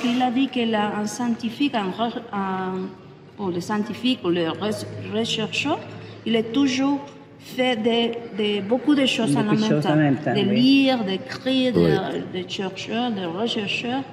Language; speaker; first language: French; non-native, learner; Spanish